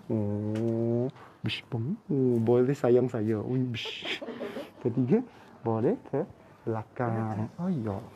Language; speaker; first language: Malay; non-native, local second language; Cantonese